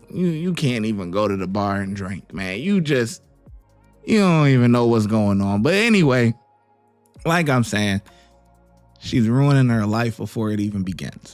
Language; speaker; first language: English; native; English